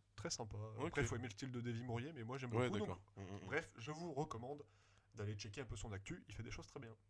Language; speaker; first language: French; native; French